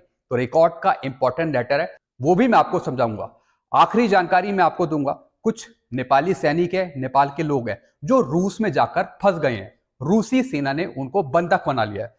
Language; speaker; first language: Hindi; native; Hindi